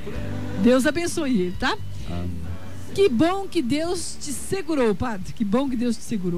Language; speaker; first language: Portuguese; native; Portuguese